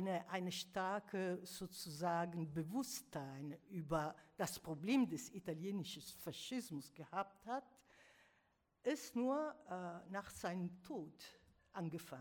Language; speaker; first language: German; non-native, fluent; Italian